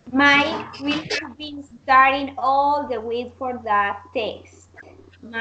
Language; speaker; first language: English; non-native, learner; Spanish